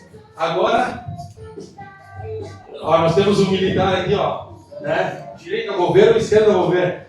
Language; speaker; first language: Portuguese; native; Portuguese